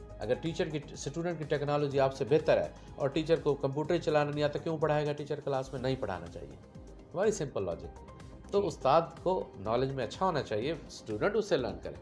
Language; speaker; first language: Urdu; non-native, local second language; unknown